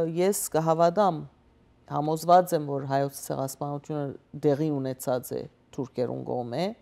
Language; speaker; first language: Armenian; early bilingual, heritage; Armenian